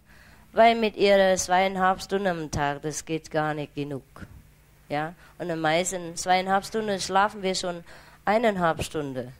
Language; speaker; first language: German; non-native, learner; Vietnamese